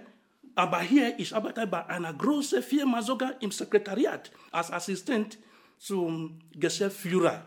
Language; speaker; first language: German; non-native, fluent; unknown